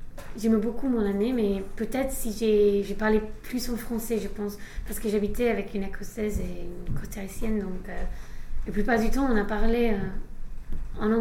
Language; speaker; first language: French; non-native, fluent; English